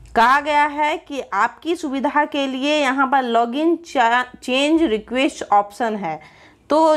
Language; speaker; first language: Hindi; native; Hindi